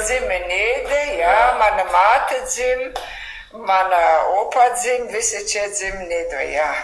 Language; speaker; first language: Latvian; early bilingual, heritage; Latvian